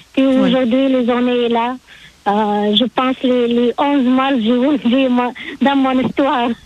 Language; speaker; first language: French; non-native, learner; Arabic